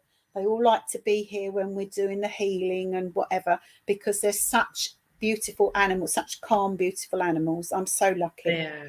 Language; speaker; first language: English; native; English